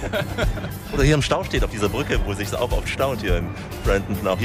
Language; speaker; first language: German; native; German